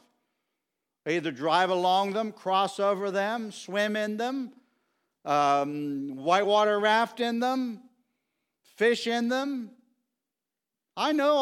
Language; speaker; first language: English; native; English